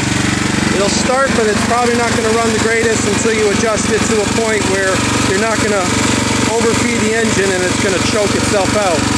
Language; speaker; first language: English; native; English